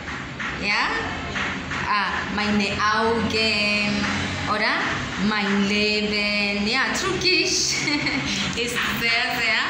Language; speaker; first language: German; non-native, learner; English